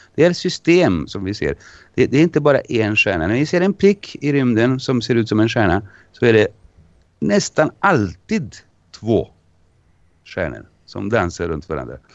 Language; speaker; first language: Swedish; non-native, fluent; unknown